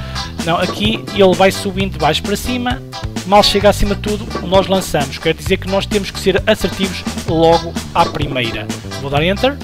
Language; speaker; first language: Portuguese; native; Portuguese